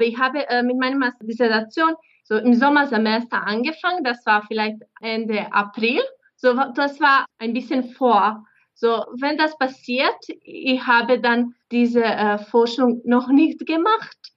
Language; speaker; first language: German; non-native, fluent; Bosnian